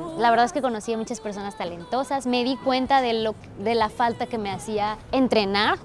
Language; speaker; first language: Spanish; native; Spanish